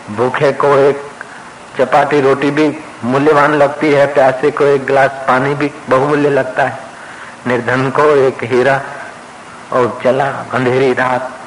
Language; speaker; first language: Hindi; non-native, local second language; Sindhi